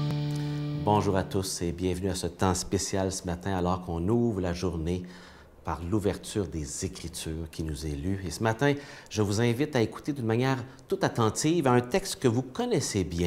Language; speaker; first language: French; native; French